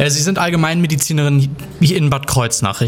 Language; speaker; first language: German; native; German